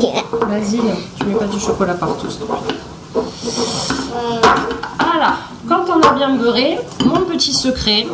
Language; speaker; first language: French; native; French